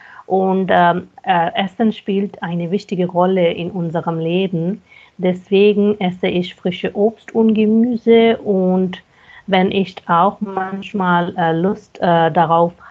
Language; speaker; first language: German; non-native, fluent; Hindi